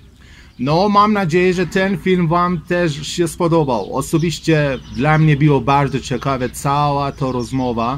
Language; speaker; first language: Polish; non-native, learner; Persian